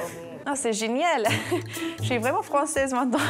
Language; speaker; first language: French; non-native, learner; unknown